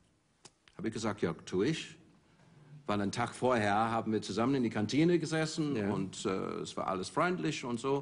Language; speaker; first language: German; non-native, fluent; English